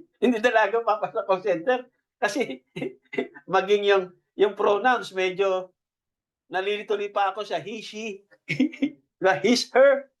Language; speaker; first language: Filipino; native; Filipino